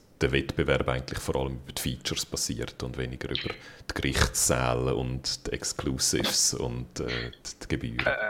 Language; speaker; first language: German; native; German